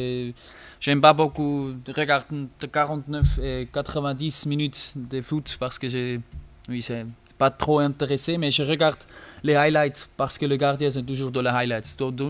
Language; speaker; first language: French; non-native, learner; German